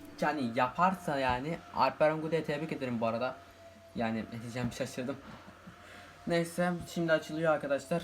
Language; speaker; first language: Turkish; native; Turkish